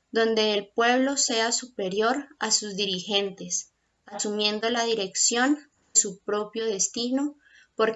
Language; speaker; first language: Spanish; native; Spanish